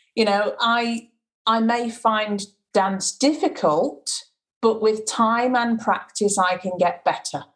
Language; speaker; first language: English; native; English